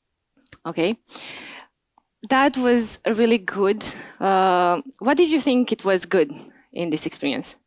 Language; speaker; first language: English; non-native, fluent; Romanian